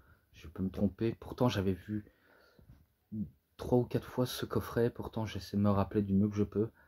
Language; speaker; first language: French; native; French